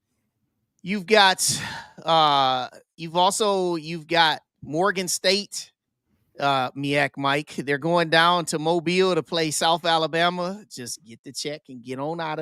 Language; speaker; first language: English; native; English